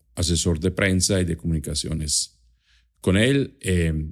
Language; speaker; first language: Spanish; non-native, fluent; German